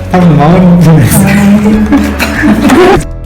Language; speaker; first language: Japanese; non-native, fluent; Mongolian